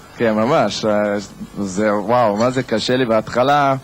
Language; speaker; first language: Hebrew; non-native, learner; English